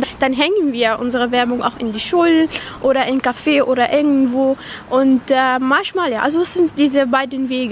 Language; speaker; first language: German; non-native, fluent; Arabic